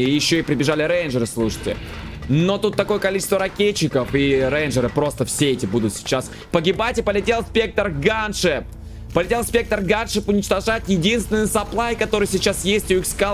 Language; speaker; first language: Russian; native; Russian